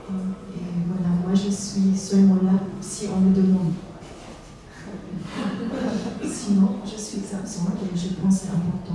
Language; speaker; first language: French; non-native, fluent; German